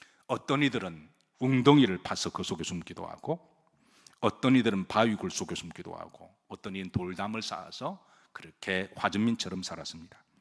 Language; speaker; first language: Korean; native; Korean